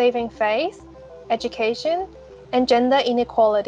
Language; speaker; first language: English; non-native, local second language; Cantonese